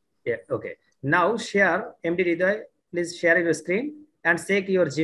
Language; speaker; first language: English; non-native, learner; Bangla